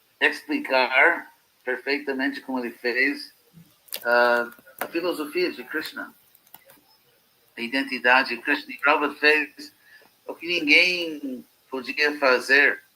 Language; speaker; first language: Portuguese; non-native, fluent; English